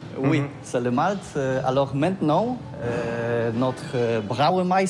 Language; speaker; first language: French; non-native, learner; Polish